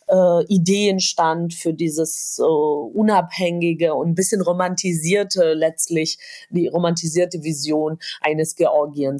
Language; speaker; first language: German; non-native, fluent; Georgian